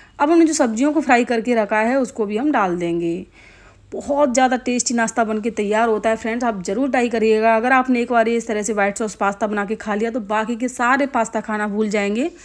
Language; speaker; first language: Hindi; native; Hindi